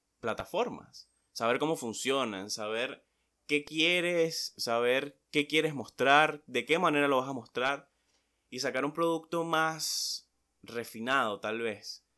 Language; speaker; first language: Spanish; native; Spanish